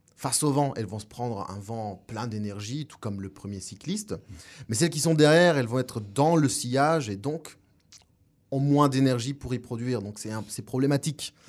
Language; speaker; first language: French; non-native, fluent; Spanish